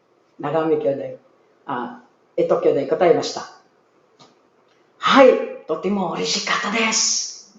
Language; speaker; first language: Japanese; non-native, learner; Filipino